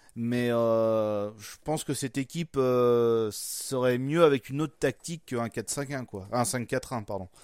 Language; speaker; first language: French; native; French